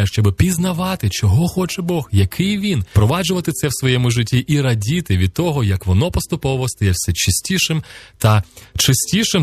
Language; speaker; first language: Ukrainian; native; Ukrainian